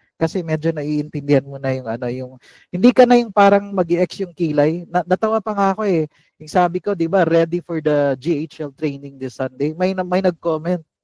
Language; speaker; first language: Filipino; non-native, local second language; Cebuano